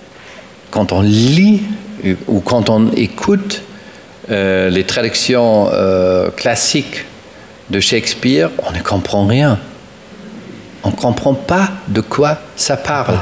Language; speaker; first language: French; non-native, fluent; German